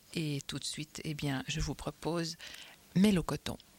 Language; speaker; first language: French; native; French